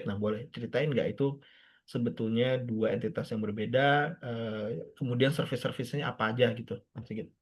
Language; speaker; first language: Indonesian; native; Indonesian